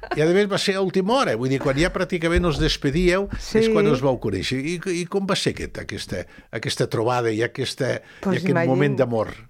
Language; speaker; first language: Catalan; native; Catalan